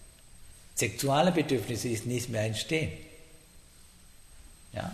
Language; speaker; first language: German; non-native, fluent; Sinhala